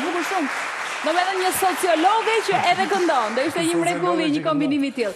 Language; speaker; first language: Albanian; native; Albanian